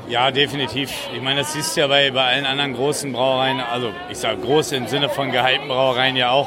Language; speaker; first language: German; native; German